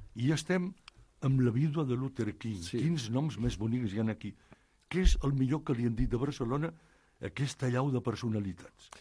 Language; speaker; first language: Catalan; native; Catalan